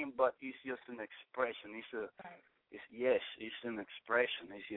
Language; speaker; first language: English; non-native, fluent; Spanish